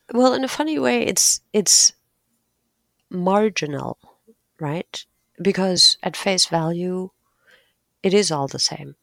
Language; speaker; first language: English; non-native, fluent; German